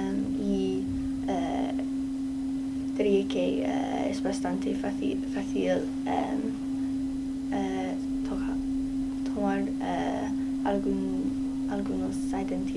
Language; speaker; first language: Spanish; non-native, learner; English